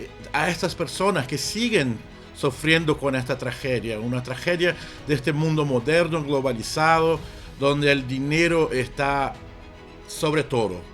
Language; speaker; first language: Spanish; non-native, fluent; Portuguese